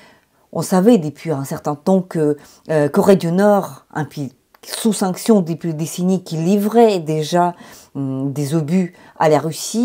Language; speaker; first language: French; non-native, fluent; Ukrainian